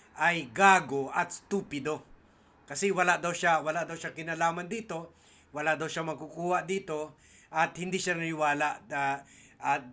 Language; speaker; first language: Filipino; non-native, local second language; Chavacano